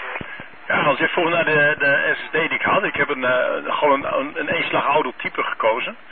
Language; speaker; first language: Dutch; native; Dutch